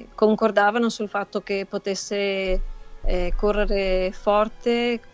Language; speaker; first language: Italian; native; Italian